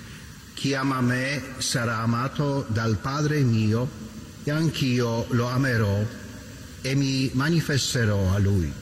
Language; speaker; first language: Italian; native; Italian